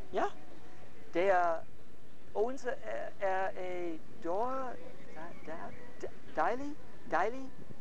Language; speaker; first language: Danish; non-native, learner; English